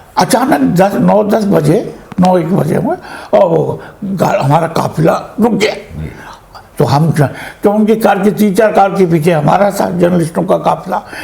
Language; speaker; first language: Hindi; native; Hindi